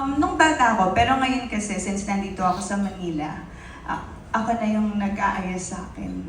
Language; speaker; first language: Filipino; non-native, local second language; Pampanga